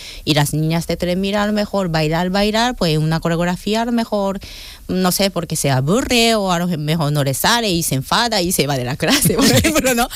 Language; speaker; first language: Spanish; non-native, fluent; Japanese